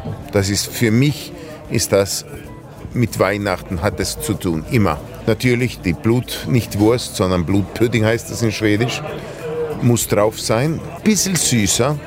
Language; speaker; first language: German; early bilingual, heritage; German